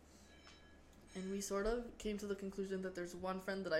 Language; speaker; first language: English; non-native, fluent; Spanish